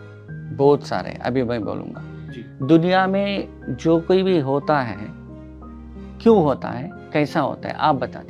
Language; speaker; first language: Hindi; non-native, local second language; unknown